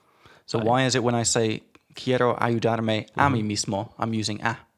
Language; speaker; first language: Spanish; non-native, learner; English